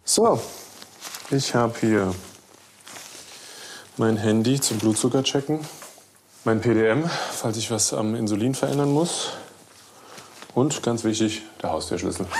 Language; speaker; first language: German; native; German